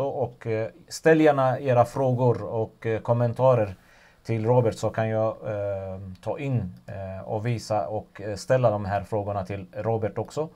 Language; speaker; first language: Swedish; non-native, fluent; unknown